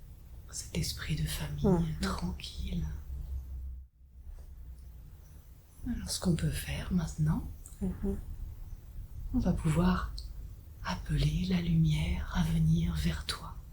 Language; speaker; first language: French; native; French